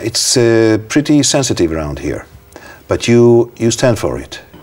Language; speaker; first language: English; non-native, fluent; Hebrew